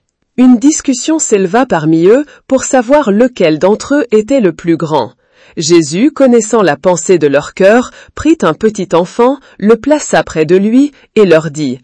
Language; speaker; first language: French; native; French